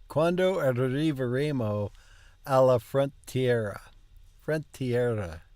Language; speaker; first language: Italian; non-native, learner; English